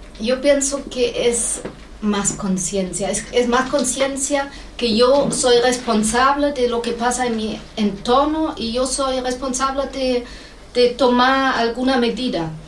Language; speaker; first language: Spanish; non-native, fluent; German